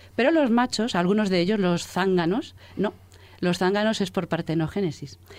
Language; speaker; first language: Spanish; native; Spanish